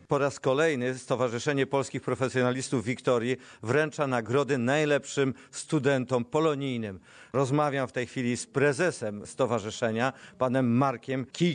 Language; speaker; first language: Polish; native; Polish